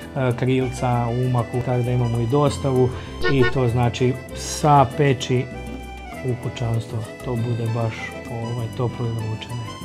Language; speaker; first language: Croatian; native; Croatian